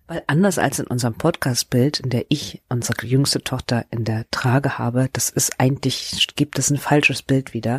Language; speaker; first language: German; native; German